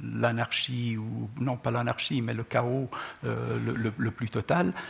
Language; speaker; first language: French; non-native, local second language; Czech